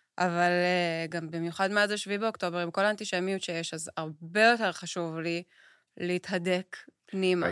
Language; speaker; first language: Hebrew; native; Hebrew